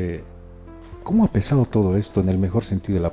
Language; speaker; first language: Spanish; native; Spanish